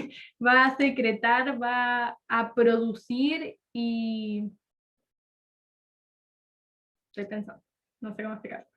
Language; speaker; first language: Spanish; native; Spanish